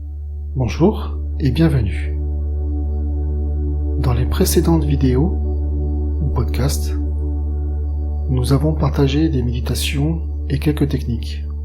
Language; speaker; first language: French; native; French